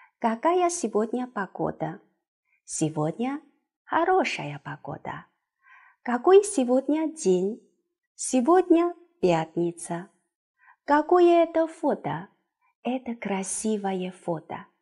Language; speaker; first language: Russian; non-native, fluent; Chinese